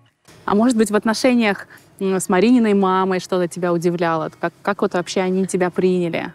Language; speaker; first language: Russian; native; Russian